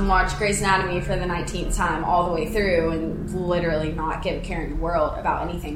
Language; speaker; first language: English; native; English